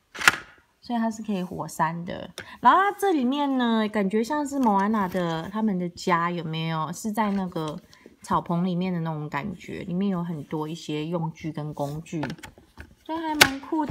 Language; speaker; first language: Chinese; native; Chinese